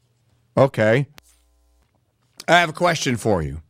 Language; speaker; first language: English; native; English